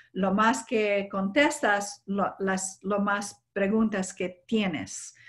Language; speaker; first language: Spanish; non-native, fluent; English